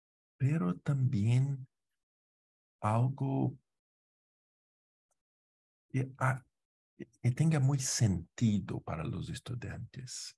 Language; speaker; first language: Spanish; non-native, fluent; Portuguese